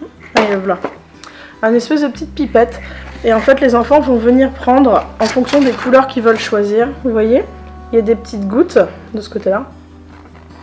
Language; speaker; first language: French; native; French